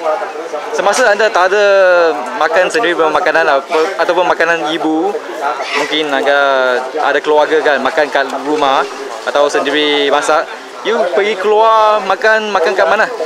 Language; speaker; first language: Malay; non-native, local second language; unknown